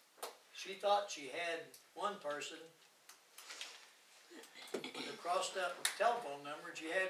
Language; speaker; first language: English; native; English